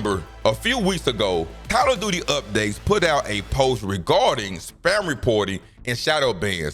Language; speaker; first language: English; native; English